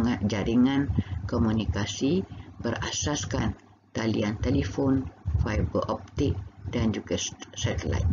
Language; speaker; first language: Malay; native; Malay